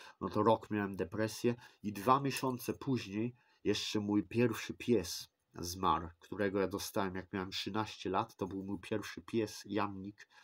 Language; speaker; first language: Polish; early bilingual, heritage; Polish